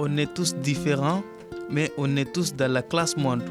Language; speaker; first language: French; non-native, learner; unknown